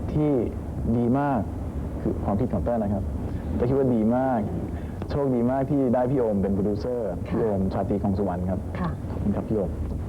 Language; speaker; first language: Thai; early bilingual, heritage; Danish